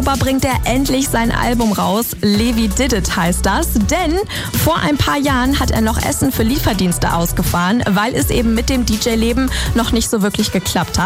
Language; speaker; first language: German; native; German